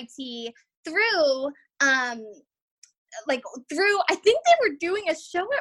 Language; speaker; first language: English; native; English